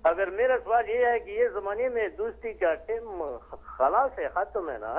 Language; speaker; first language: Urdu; non-native, learner; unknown